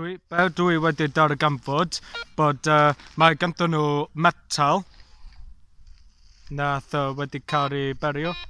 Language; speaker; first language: Welsh; non-native, learner; English